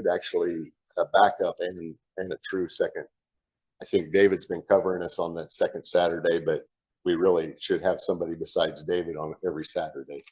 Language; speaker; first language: English; native; English